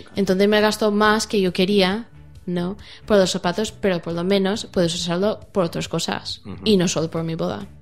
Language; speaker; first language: Spanish; non-native, learner; English